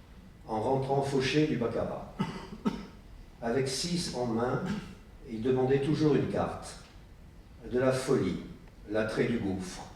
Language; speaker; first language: French; native; French